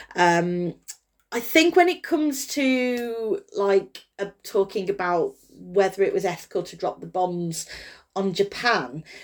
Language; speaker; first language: English; native; English